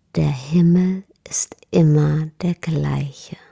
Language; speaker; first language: German; native; German